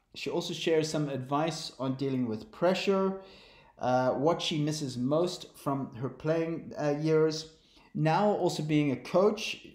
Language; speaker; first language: English; native; English